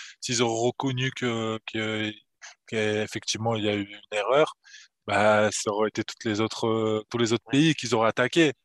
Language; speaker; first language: French; early bilingual, other home language; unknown